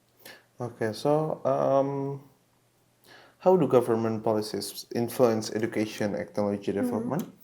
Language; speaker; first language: English; non-native, local second language; Indonesian